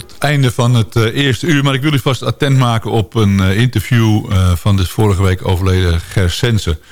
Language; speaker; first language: Dutch; native; Dutch